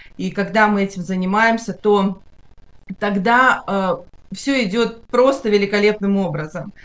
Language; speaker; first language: Russian; native; Russian